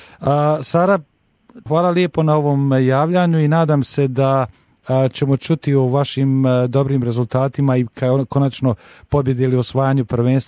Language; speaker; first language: Serbian; native; Serbian